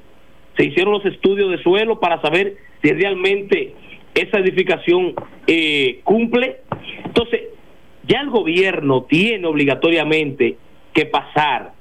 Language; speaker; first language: Spanish; native; Spanish